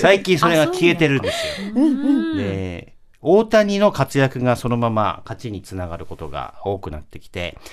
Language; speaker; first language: Japanese; native; Japanese